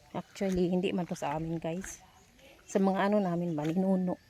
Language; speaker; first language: Filipino; native; Filipino